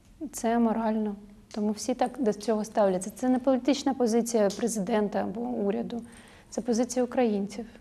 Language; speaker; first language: Ukrainian; non-native, local second language; Russian